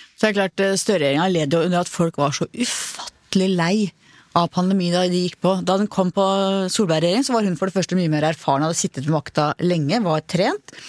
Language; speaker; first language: Norwegian; native; Norwegian